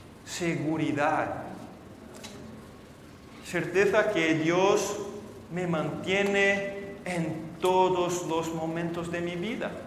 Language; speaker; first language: Spanish; non-native, fluent; Portuguese